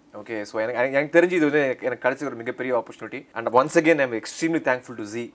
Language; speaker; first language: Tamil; native; Tamil